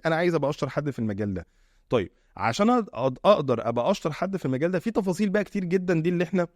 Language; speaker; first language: Arabic; native; Arabic